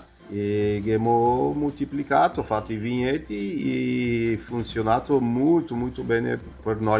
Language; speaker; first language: Italian; early bilingual, heritage; Portuguese